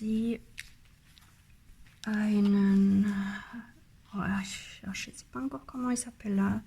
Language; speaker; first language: French; non-native, learner; German